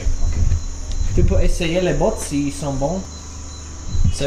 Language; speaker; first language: French; non-native, local second language; Slovak